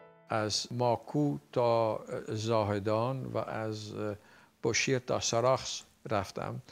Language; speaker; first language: Persian; non-native, fluent; Dutch